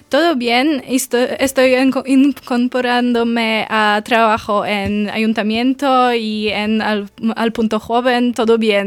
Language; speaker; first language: Spanish; non-native, fluent; Polish